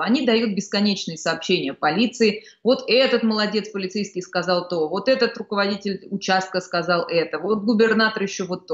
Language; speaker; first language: Russian; native; Russian